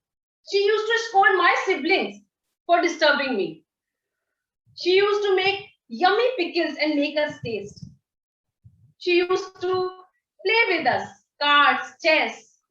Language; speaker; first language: English; non-native, local second language; Hindi